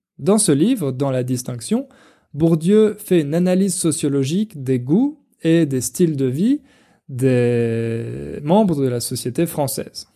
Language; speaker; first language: French; native; French